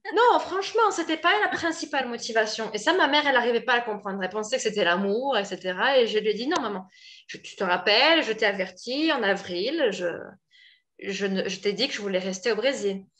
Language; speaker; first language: French; native; French